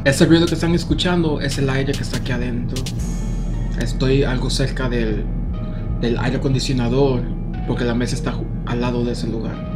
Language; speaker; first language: Spanish; early bilingual, other home language; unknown